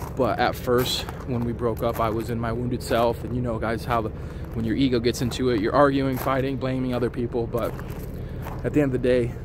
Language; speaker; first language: English; native; English